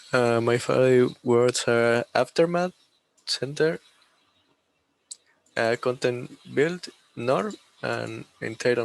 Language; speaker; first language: English; non-native, learner; Spanish